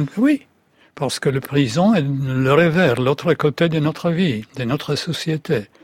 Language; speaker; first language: French; non-native, fluent; Russian